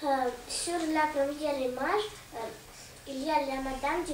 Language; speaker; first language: French; non-native, learner; Russian